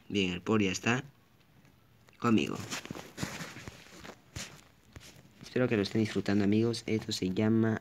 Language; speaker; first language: Spanish; native; Spanish